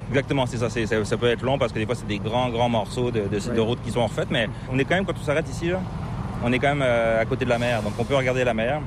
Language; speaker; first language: French; native; French